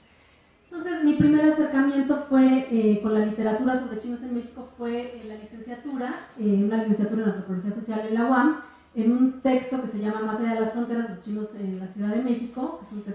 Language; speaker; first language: Spanish; native; Spanish